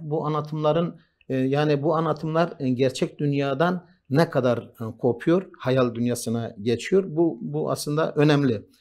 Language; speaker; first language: Turkish; non-native, local second language; Kurdish